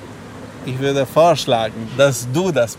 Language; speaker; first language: German; non-native, learner; Albanian